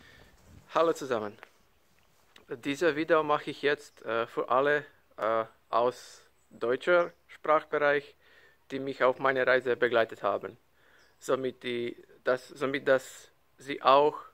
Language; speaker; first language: German; non-native, learner; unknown